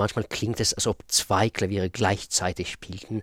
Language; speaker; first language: German; non-native, fluent; Russian